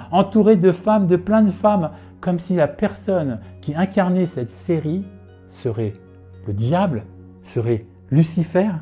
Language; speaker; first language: French; native; French